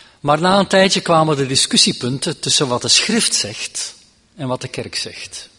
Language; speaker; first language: Dutch; native; Dutch